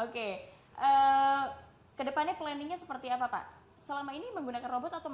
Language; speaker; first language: Indonesian; native; Indonesian